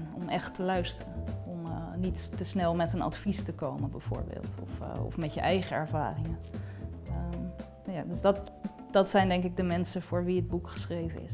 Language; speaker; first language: Dutch; native; Dutch